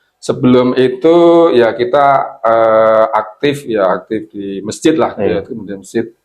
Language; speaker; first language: Indonesian; non-native, local second language; Javanese